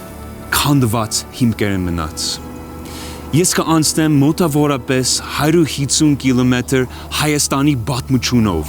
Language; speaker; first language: Armenian; early bilingual, heritage; Armenian